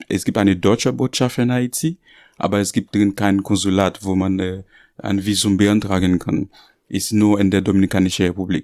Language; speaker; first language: German; non-native, learner; Haitian Creole